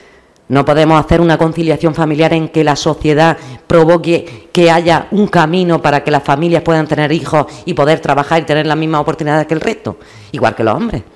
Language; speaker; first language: Spanish; native; Spanish